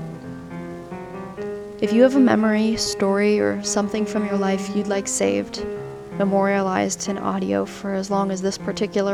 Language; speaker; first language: English; native; English